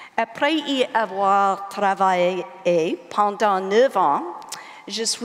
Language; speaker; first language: French; non-native, learner; English